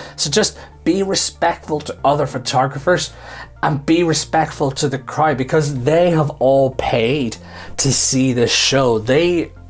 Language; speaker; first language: English; native; English